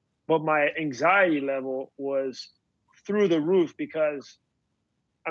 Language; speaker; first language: English; native; English